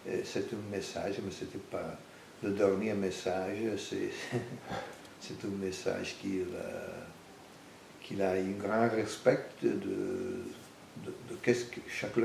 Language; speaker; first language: French; non-native, fluent; Italian